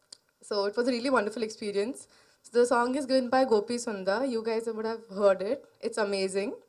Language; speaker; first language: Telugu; non-native, learner; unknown